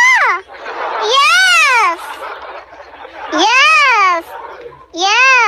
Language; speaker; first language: English; non-native, learner; Vietnamese